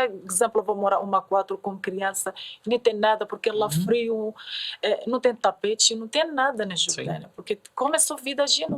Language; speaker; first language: Portuguese; non-native, learner; Arabic